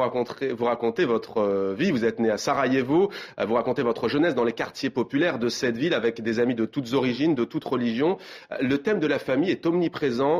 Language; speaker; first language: French; native; French